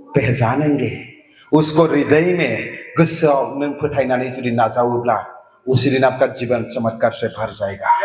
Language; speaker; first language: Hindi; non-native, local second language; Assamese